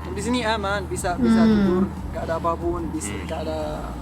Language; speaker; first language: Indonesian; non-native, fluent; Arabic